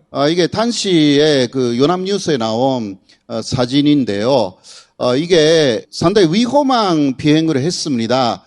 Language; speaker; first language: Korean; non-native, fluent; Japanese